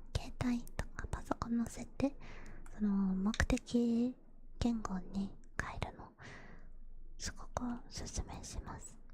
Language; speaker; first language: Japanese; non-native, fluent; English